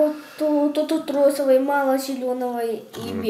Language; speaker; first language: Russian; native; Russian